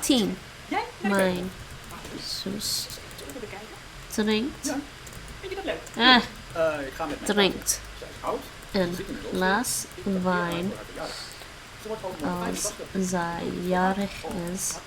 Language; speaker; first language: Dutch; non-native, learner; English